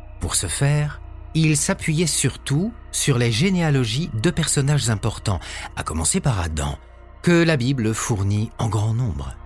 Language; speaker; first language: French; native; French